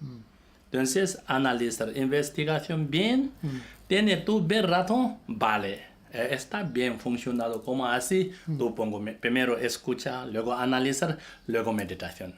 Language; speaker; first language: Spanish; non-native, learner; Tibetan